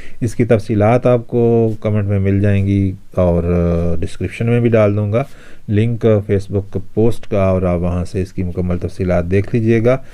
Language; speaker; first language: Urdu; non-native, local second language; Punjabi